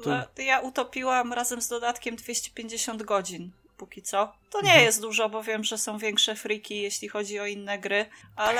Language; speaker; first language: Polish; native; Polish